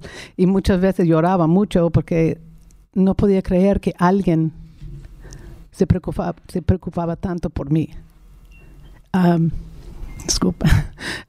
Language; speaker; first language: Spanish; non-native, fluent; English